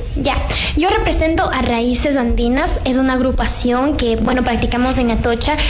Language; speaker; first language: Spanish; native; Spanish